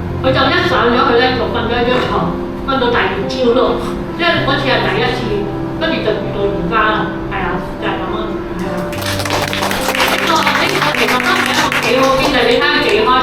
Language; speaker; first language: Cantonese; native; Cantonese